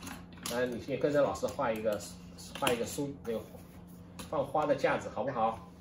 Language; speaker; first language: Chinese; native; Chinese